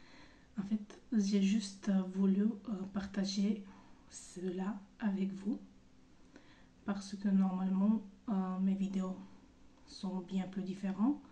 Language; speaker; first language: French; non-native, fluent; Bulgarian